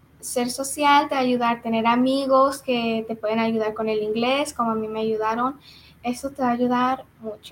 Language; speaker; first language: Spanish; early bilingual, heritage; Spanish